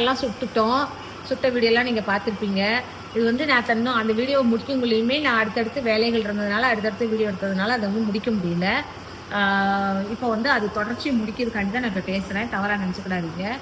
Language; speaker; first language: Tamil; native; Tamil